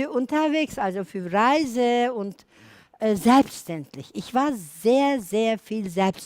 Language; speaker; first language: German; non-native, learner; Turkish